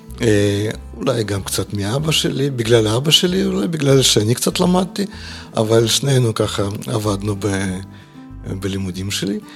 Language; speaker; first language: Hebrew; non-native, fluent; Russian